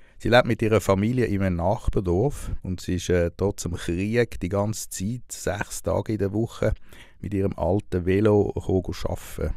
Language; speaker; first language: German; native; German